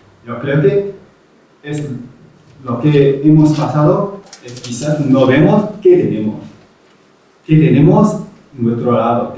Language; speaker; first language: Spanish; non-native, fluent; Chinese